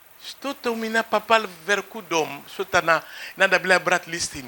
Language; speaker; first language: Russian; non-native, fluent; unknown